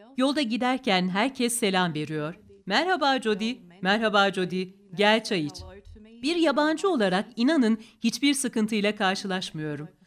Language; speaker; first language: Turkish; non-native, fluent; English